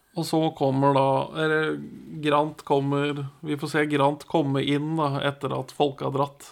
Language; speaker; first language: Norwegian; native; Norwegian